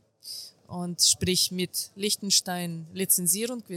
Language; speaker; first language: German; non-native, fluent; Ukrainian